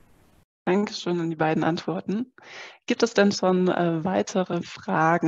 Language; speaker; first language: German; native; German